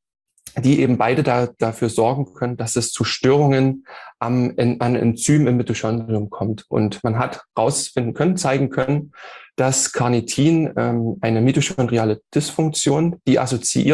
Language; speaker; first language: German; native; German